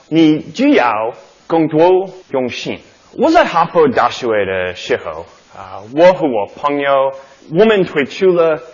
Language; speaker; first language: Chinese; non-native, learner; English